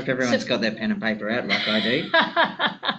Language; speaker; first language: English; native; English